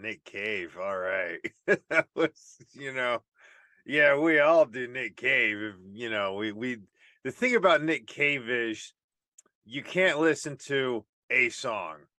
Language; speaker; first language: English; native; English